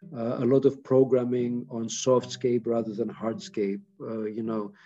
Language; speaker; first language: English; non-native, fluent; Greek